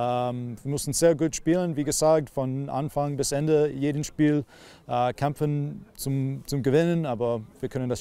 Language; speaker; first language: German; non-native, learner; English